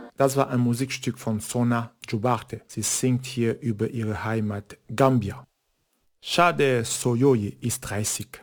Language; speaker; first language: German; native; German